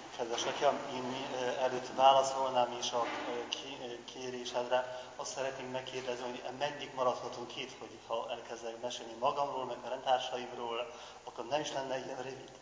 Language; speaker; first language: Hungarian; non-native, fluent; Polish